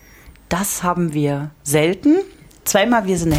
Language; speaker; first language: German; native; German